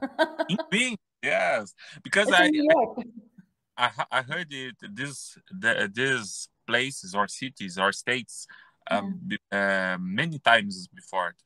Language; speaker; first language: English; non-native, learner; Portuguese